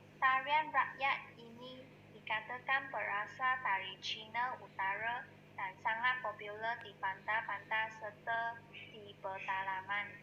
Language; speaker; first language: Malay; non-native, local second language; Chinese